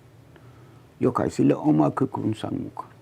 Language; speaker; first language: Finnish; non-native, learner; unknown